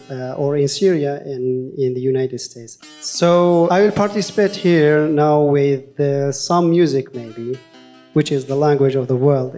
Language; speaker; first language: English; non-native, fluent; Kurdish